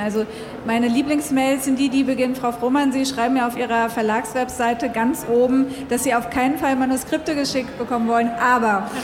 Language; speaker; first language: German; native; German